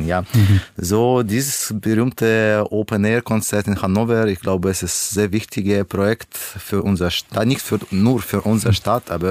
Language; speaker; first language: German; non-native, learner; Russian